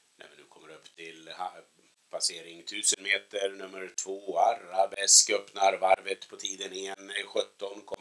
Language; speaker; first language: Swedish; native; Swedish